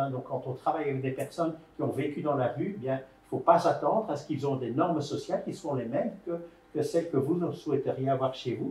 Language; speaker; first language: French; native; French